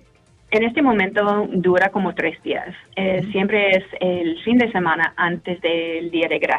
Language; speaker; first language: Spanish; non-native, fluent; English